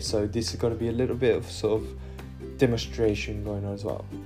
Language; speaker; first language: English; non-native, fluent; Japanese